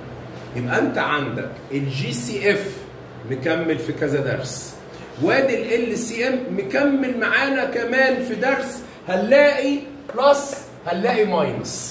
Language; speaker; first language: Arabic; native; Arabic